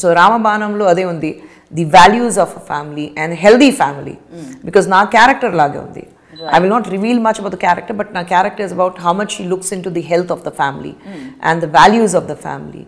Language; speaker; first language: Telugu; non-native, fluent; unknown